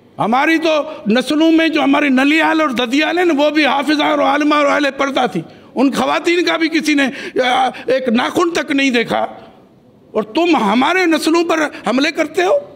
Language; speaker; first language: Urdu; non-native, local second language; Sindhi